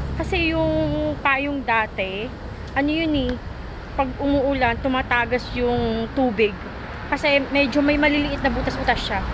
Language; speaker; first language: Filipino; native; Filipino